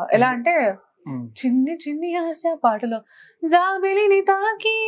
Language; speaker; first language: Telugu; native; Telugu